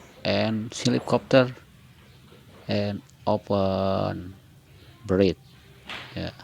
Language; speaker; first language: English; non-native, learner; Indonesian